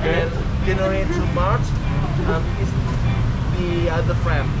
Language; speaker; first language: English; non-native, learner; Indonesian